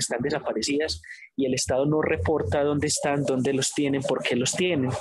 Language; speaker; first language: Spanish; native; Spanish